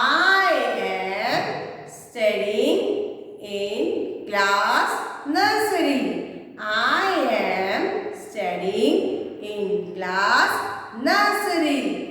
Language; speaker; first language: English; non-native, local second language; Hindi